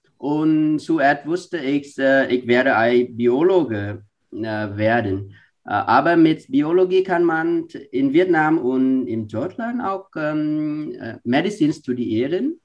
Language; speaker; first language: German; non-native, learner; Vietnamese